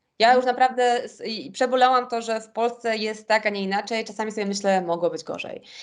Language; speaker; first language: Polish; early bilingual, heritage; Polish